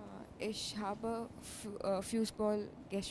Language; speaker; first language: German; non-native, learner; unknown